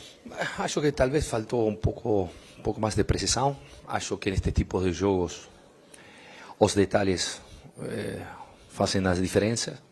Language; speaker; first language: Portuguese; non-native, fluent; Spanish